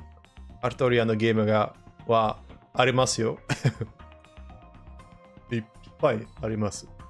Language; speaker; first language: Japanese; non-native, learner; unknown